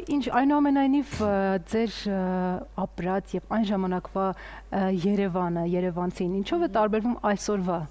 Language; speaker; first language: Armenian; native; Armenian